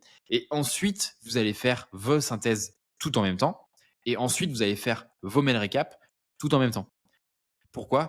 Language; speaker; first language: French; native; French